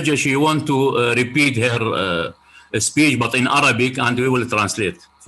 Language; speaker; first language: English; non-native, fluent; Arabic